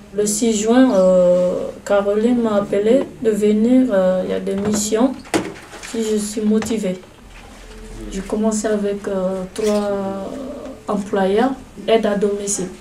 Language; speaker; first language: French; non-native, fluent; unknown